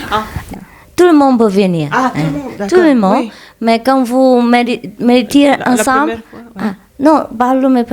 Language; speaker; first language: French; non-native, fluent; Vietnamese